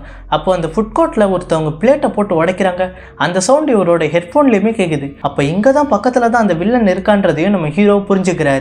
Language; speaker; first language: Tamil; native; Tamil